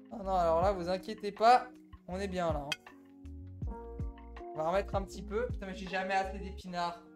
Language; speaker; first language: French; native; French